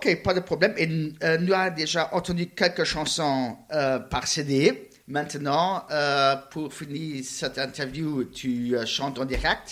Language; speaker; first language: French; non-native, learner; Luxembourgish